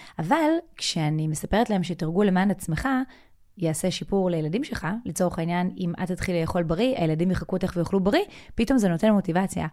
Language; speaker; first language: Hebrew; native; Hebrew